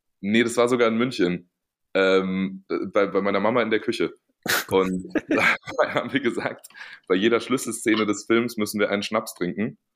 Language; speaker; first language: German; native; German